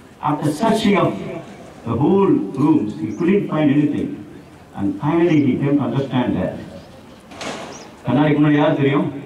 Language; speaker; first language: English; non-native, local second language; Tamil